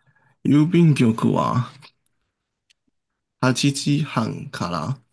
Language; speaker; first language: Japanese; non-native, learner; Chinese